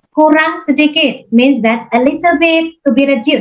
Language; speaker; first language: English; non-native, fluent; Indonesian